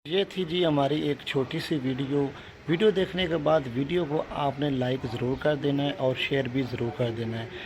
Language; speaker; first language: Urdu; non-native, local second language; Punjabi